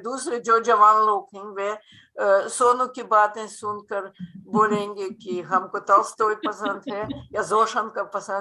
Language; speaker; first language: Hindi; non-native, fluent; Russian